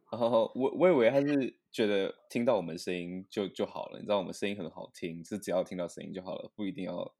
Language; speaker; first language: Chinese; native; Chinese